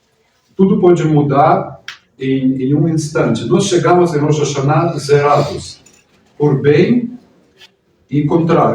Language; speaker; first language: Portuguese; non-native, fluent; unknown